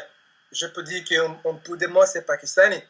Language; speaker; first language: French; non-native, learner; Spanish